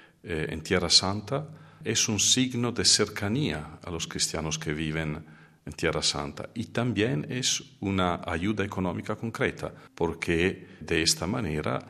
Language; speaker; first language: Spanish; non-native, fluent; Italian